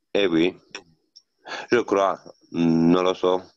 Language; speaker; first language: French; non-native, learner; Italian